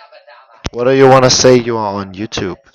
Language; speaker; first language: English; non-native, learner; Danish